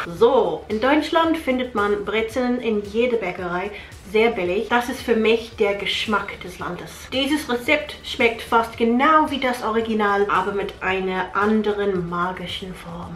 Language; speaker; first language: German; non-native, learner; English